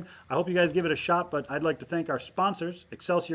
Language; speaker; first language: English; native; English